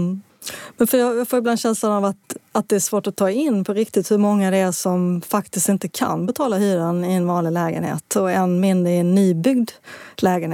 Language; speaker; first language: Swedish; native; Swedish